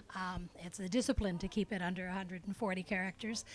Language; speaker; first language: English; native; English